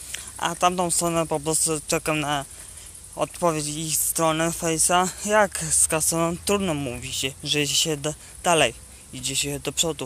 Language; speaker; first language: Polish; native; Polish